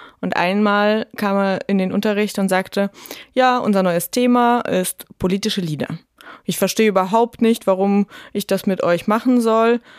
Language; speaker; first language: German; early bilingual, other home language; Russian